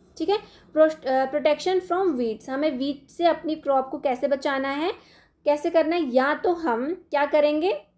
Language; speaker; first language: Hindi; non-native, local second language; Dogri